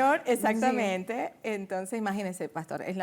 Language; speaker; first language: Spanish; native; Spanish